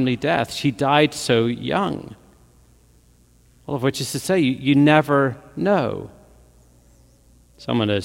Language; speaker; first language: English; native; English